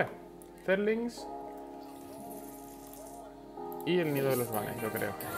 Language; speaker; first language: Spanish; native; Spanish